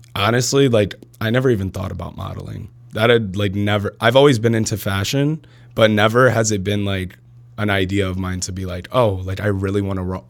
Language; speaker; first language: English; early bilingual, other home language; Arabic